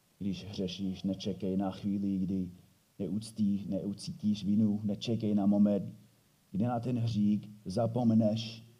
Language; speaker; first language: Czech; non-native, fluent; English